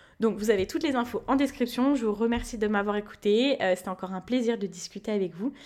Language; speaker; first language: French; native; French